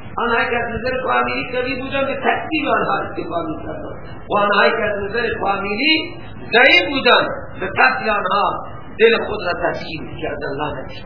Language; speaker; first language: Persian; native; Persian